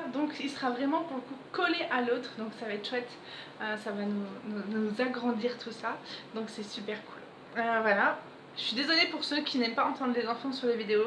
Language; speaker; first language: French; native; French